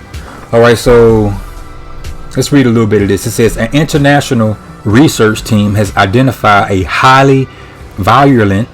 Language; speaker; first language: English; native; English